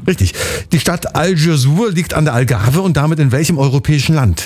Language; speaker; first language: German; native; German